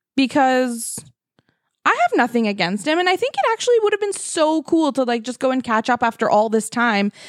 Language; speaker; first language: English; early bilingual, other home language; Persian